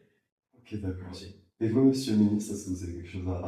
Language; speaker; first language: French; native; French